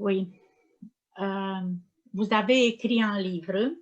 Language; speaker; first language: French; non-native, learner; Romanian